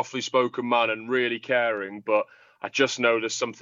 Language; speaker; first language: English; native; English